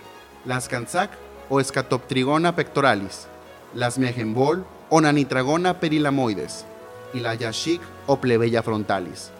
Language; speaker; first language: Spanish; native; Spanish